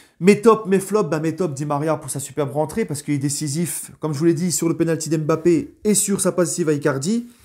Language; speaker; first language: French; native; French